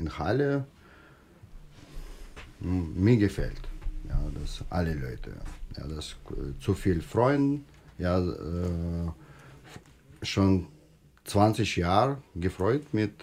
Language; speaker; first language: German; non-native, learner; Russian